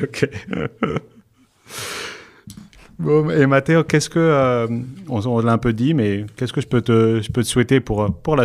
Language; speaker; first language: French; native; French